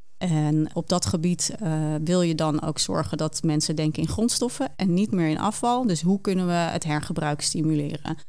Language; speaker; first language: Dutch; native; Dutch